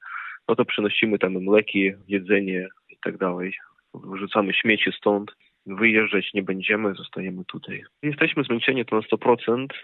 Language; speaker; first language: Polish; non-native, fluent; Ukrainian